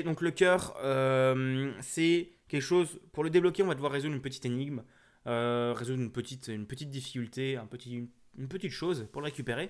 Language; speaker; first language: French; native; French